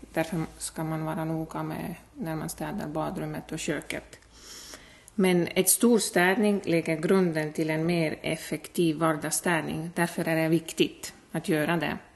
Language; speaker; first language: Swedish; non-native, fluent; Estonian